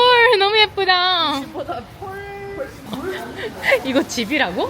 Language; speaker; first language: Korean; non-native, learner; Japanese